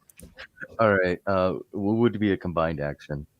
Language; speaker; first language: English; native; English